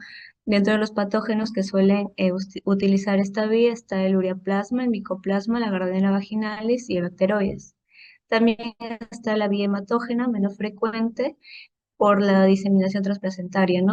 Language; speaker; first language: Spanish; native; Spanish